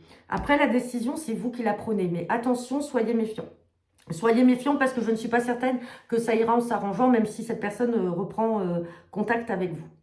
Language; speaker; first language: French; native; French